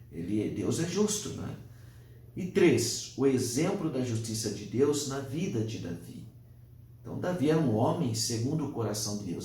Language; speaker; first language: Portuguese; native; Portuguese